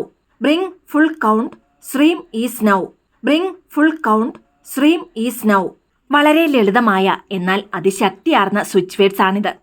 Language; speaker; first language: Malayalam; native; Malayalam